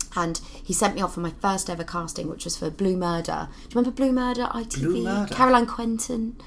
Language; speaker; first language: English; native; English